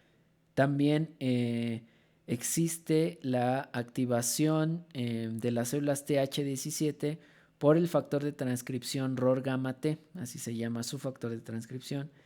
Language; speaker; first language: Spanish; native; Spanish